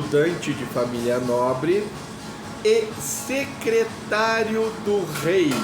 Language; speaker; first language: Portuguese; native; Portuguese